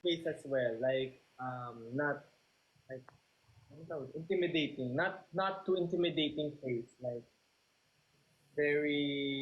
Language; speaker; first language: English; non-native, local second language; Filipino